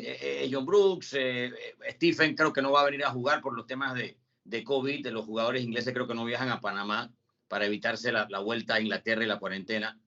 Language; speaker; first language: Spanish; native; Spanish